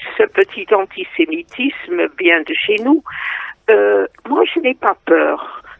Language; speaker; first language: French; non-native, fluent; Dutch